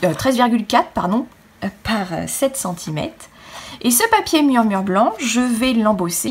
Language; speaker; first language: French; native; French